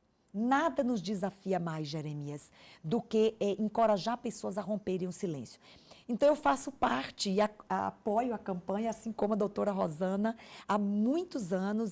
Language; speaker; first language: Portuguese; native; Portuguese